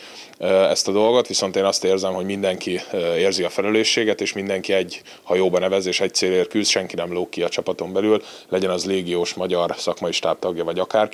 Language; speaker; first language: Hungarian; native; Hungarian